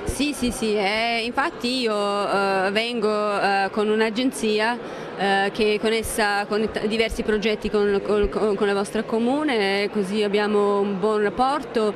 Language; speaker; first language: Italian; non-native, fluent; Serbian